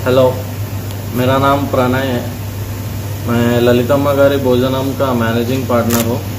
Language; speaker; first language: Hindi; non-native, local second language; Telugu